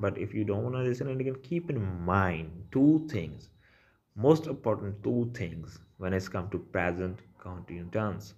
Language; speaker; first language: English; non-native, local second language; Punjabi